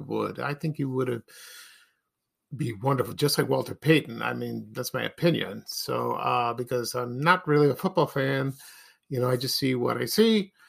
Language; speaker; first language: English; native; English